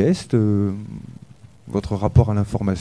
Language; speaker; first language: French; native; French